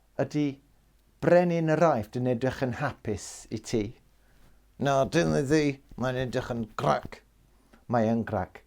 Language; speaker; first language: Welsh; non-native, local second language; English